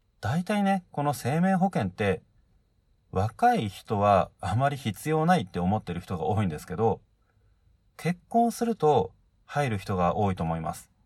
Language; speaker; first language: Japanese; native; Japanese